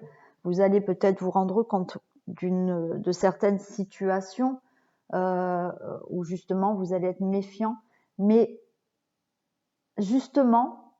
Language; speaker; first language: French; native; French